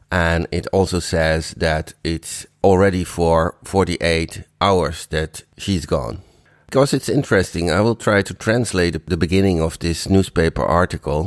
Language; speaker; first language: English; non-native, fluent; Dutch